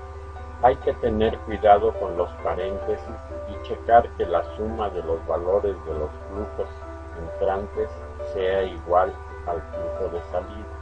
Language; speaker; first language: Spanish; native; Spanish